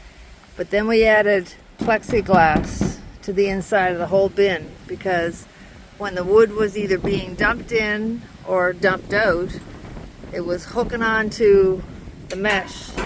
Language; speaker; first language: English; native; English